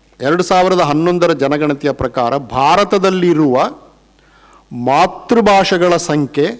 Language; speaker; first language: Kannada; non-native, local second language; Tulu